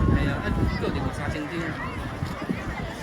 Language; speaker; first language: Chinese; native; Chinese